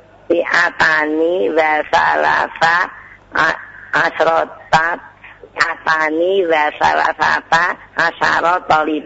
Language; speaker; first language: Arabic; non-native, learner; Indonesian